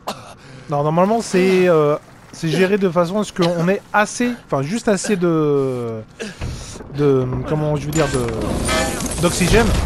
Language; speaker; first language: French; native; French